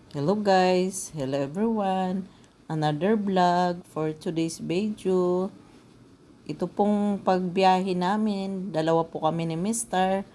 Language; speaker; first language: Filipino; non-native, local second language; Cebuano